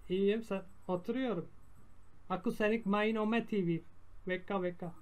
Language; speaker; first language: Turkish; non-native, learner; Indonesian